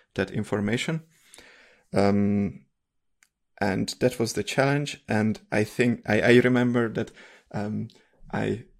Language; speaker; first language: English; non-native, fluent; Hungarian